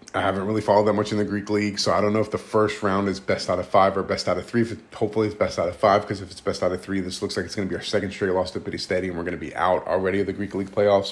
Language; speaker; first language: English; early bilingual, other home language; Greek